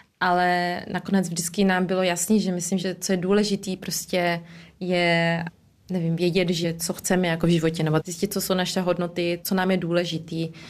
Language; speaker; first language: Czech; early bilingual, heritage; Czech